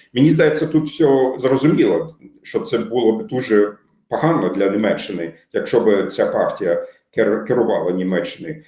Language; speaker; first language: Ukrainian; non-native, fluent; German